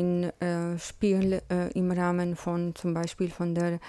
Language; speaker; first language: German; non-native, fluent; Polish